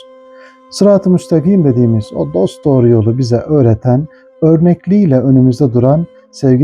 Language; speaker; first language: Turkish; native; Turkish